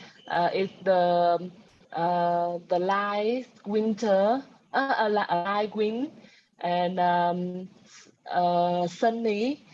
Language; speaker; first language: English; non-native, learner; Vietnamese